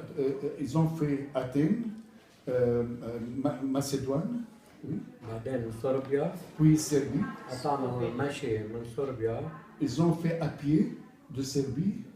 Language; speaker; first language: French; non-native, fluent; Arabic